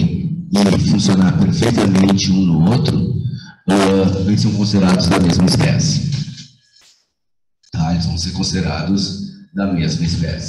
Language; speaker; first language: Portuguese; native; Portuguese